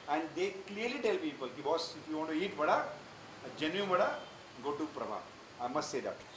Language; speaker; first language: English; non-native, local second language; Marathi